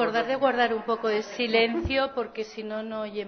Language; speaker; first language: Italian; non-native, learner; Spanish